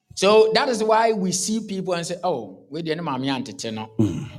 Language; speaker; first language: English; non-native, local second language; Akan